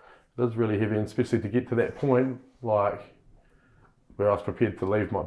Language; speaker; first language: English; native; English